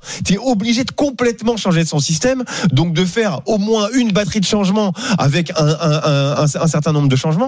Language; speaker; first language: French; native; French